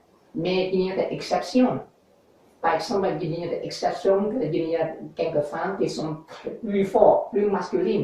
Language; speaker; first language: French; non-native, learner; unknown